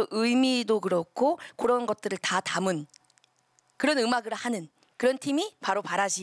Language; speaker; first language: Korean; native; Korean